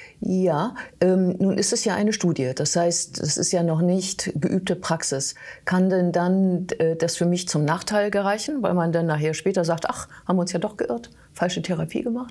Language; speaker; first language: German; native; German